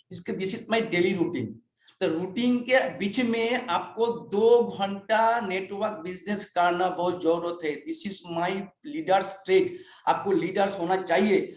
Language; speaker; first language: Hindi; non-native, local second language; Bangla